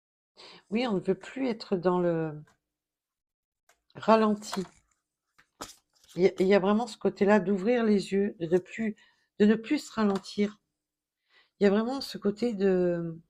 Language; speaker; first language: French; native; French